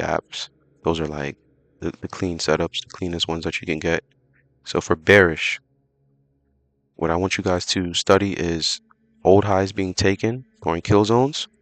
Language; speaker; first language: English; native; English